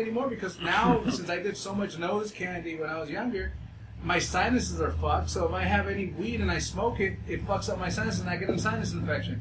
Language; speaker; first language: English; native; English